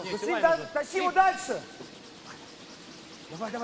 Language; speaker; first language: Russian; native; Russian